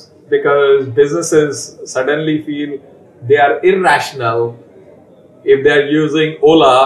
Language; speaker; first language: English; non-native, local second language; Hindi